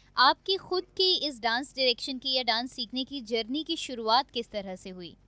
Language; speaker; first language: Hindi; native; Hindi